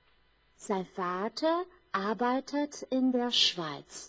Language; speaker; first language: German; non-native, fluent; Chinese